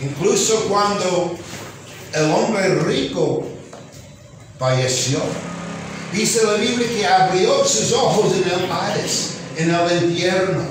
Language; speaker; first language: Spanish; non-native, fluent; English